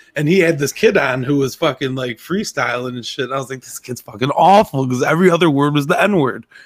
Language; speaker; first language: English; native; English